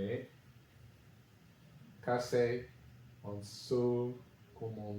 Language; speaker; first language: French; non-native, learner; English